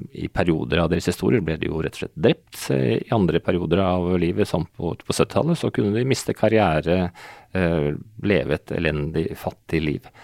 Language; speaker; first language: Norwegian; native; Norwegian